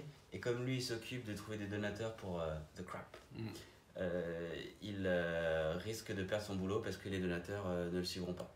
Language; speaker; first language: French; native; French